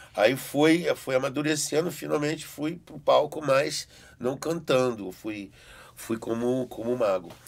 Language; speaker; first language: Portuguese; early bilingual, heritage; Portuguese